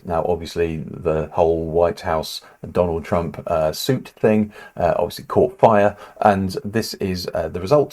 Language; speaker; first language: English; native; English